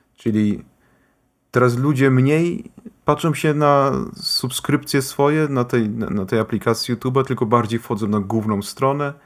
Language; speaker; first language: Polish; early bilingual, heritage; German